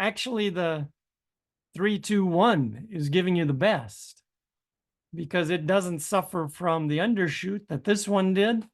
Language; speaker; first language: English; native; English